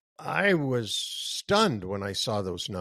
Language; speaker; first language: English; native; English